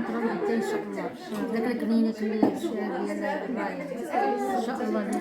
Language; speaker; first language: Arabic; native; Arabic